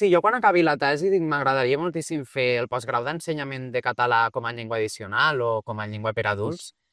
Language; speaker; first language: Catalan; early bilingual, other home language; Portuguese